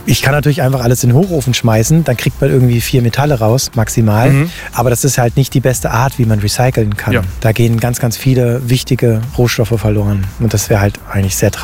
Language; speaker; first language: German; native; German